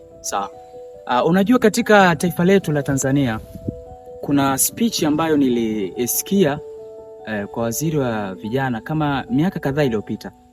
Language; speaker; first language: Swahili; native; Swahili